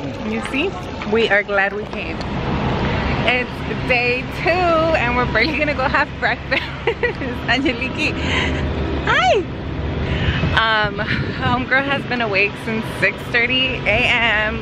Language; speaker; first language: English; early bilingual, other home language; Spanish